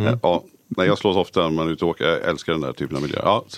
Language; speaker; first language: Swedish; native; Swedish